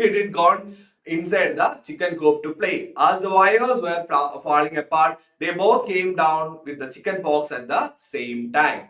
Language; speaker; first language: English; non-native, local second language; Malayalam